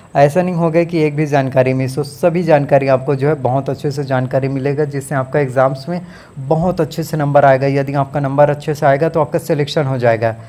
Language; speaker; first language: Hindi; native; Hindi